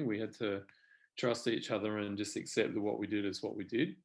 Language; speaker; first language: English; native; English